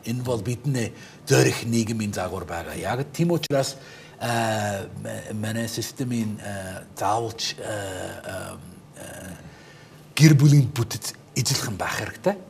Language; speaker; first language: Mongolian; non-native, fluent; English